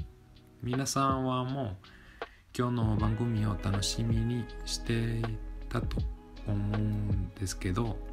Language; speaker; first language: Japanese; non-native, learner; Spanish